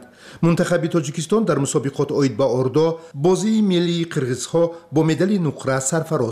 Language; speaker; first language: Persian; native; Persian